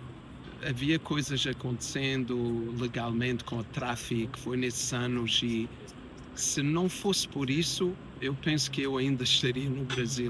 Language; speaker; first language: Portuguese; early bilingual, heritage; English